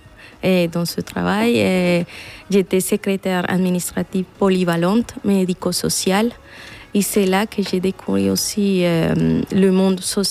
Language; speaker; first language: French; non-native, fluent; Spanish